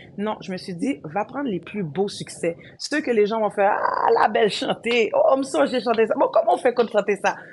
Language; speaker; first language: French; early bilingual, other home language; Haitian Creole